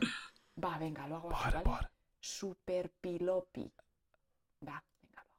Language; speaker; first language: Spanish; native; Spanish